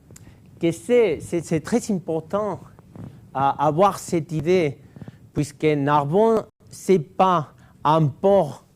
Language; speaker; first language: French; non-native, fluent; Catalan